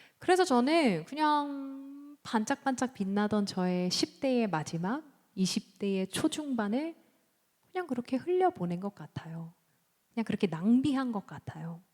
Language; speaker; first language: Korean; early bilingual, heritage; Korean